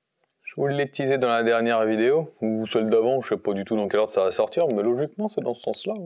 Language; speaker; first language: French; native; French